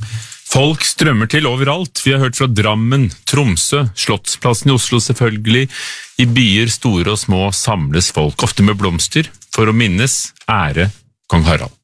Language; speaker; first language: Norwegian; native; Norwegian